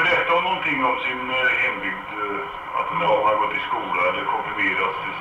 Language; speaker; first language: Swedish; non-native, fluent; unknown